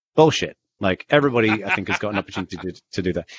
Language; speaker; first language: English; native; English